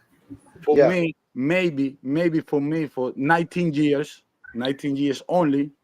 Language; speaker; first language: English; non-native, learner; Spanish